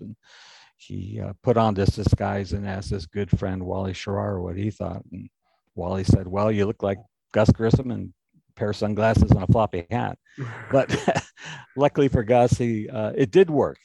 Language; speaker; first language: English; native; English